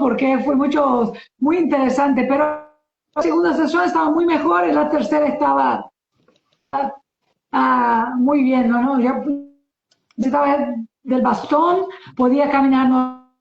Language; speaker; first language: Spanish; non-native, learner; Portuguese